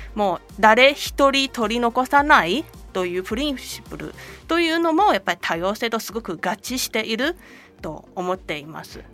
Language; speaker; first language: Japanese; non-native, fluent; Chinese